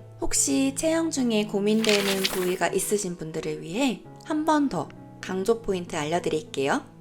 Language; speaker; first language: Korean; native; Korean